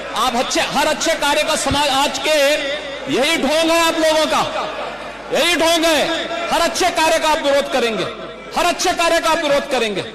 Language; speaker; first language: Hindi; native; Hindi